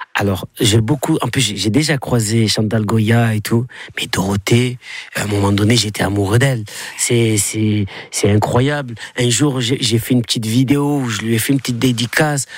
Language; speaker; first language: French; native; French